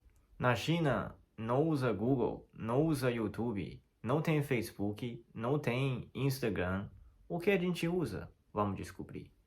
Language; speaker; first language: Portuguese; non-native, fluent; Chinese